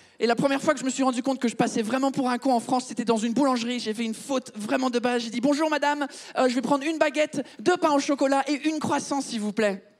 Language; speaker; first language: French; early bilingual, other home language; English